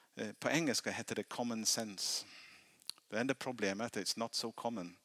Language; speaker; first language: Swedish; non-native, fluent; English